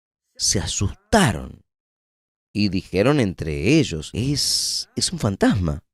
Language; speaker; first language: Spanish; non-native, fluent; Portuguese